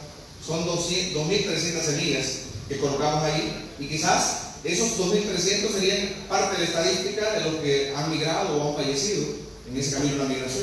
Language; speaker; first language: Spanish; native; Spanish